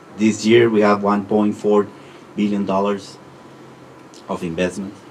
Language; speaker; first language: English; non-native, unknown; Spanish